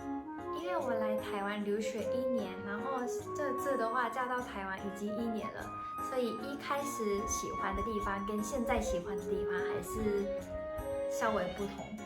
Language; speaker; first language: Chinese; non-native, fluent; Japanese